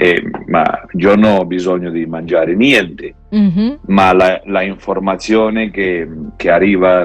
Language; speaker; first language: Italian; non-native, fluent; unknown